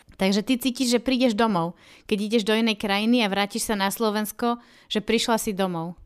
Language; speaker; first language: Slovak; native; Slovak